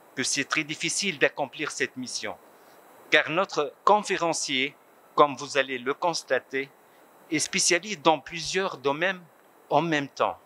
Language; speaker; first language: French; non-native, local second language; Arabic